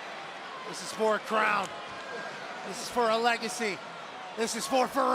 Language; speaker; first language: English; native; English